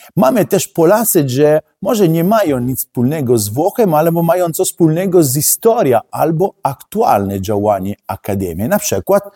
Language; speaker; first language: Polish; non-native, learner; Italian